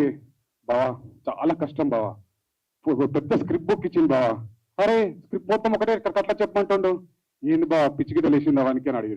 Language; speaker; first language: Telugu; native; Telugu